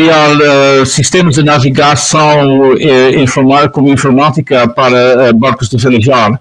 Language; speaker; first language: Portuguese; non-native, learner; Dutch